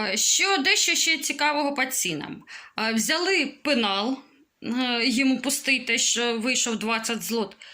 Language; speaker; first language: Ukrainian; non-native, local second language; Russian